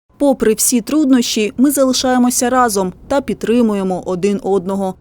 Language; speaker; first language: Ukrainian; native; Ukrainian